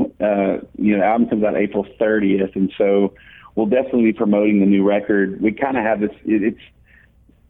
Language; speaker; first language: English; native; English